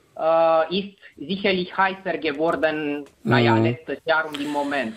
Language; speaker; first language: German; non-native, fluent; Romanian